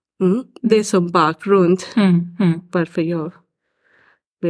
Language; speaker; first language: Swedish; non-native, learner; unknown